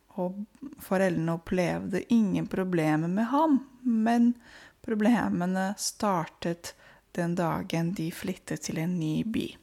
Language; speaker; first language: Norwegian; non-native, fluent; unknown